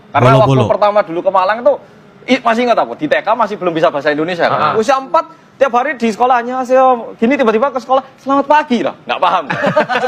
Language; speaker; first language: Indonesian; early bilingual, other home language; Korean